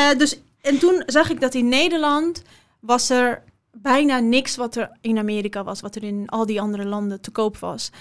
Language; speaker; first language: Dutch; early bilingual, other home language; Persian